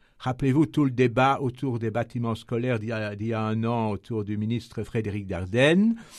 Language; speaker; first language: French; native; French